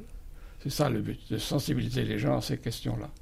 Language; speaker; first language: French; native; French